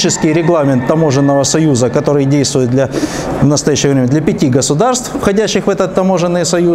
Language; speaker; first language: Russian; native; Russian